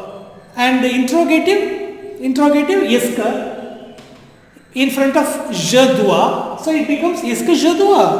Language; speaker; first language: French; non-native, learner; Tamil